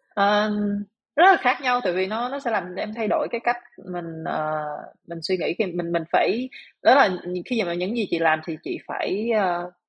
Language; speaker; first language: Vietnamese; native; Vietnamese